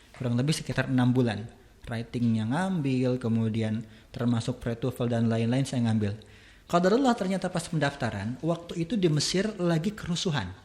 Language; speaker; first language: Indonesian; non-native, local second language; Sundanese